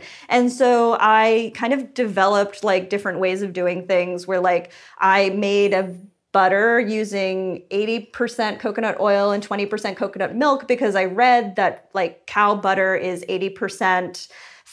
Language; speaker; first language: English; native; English